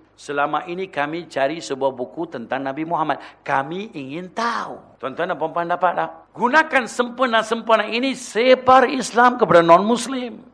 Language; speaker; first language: Malay; non-native, local second language; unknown